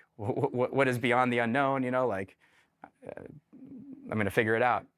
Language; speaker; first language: English; native; English